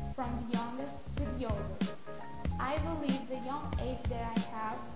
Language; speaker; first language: English; non-native, fluent; Portuguese